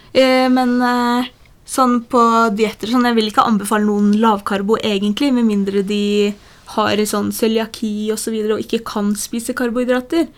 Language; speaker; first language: Norwegian; early bilingual, other home language; Polish